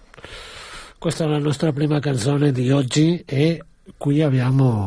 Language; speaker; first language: Italian; non-native, fluent; Catalan